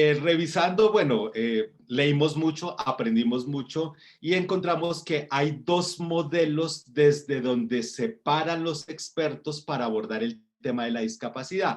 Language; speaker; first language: Spanish; native; Spanish